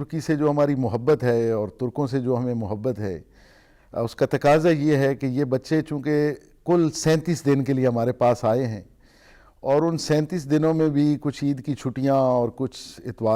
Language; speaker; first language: Urdu; non-native, local second language; Punjabi